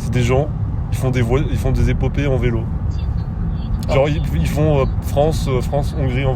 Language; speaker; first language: French; native; French